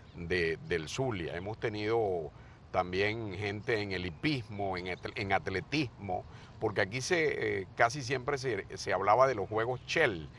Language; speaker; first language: Spanish; native; Spanish